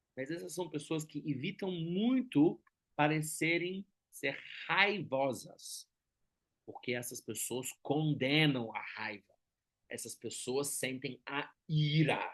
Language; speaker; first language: Portuguese; non-native, fluent; German